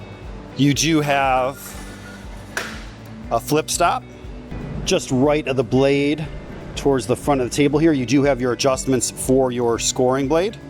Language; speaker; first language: English; native; English